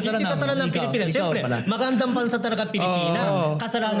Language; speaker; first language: Filipino; non-native, learner; Japanese